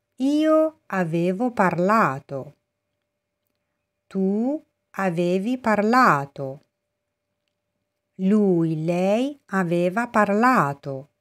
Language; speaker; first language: Italian; non-native, fluent; Persian